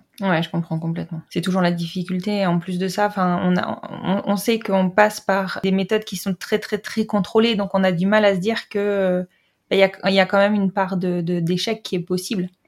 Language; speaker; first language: French; native; French